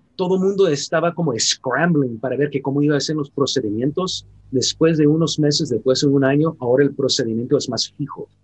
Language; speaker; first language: Spanish; early bilingual, heritage; Spanish